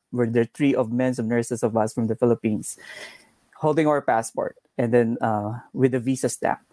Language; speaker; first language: English; non-native, local second language; Cebuano